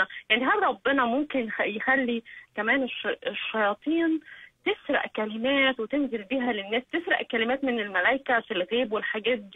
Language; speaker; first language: Arabic; native; Arabic